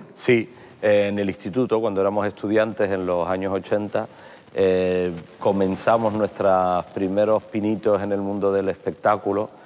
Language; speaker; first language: Spanish; native; Spanish